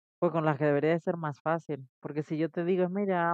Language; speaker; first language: Spanish; native; Spanish